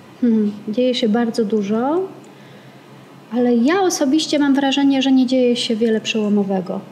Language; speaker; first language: Polish; native; Polish